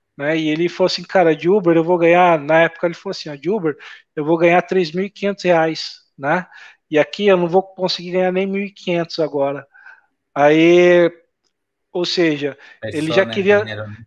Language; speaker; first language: Portuguese; native; Portuguese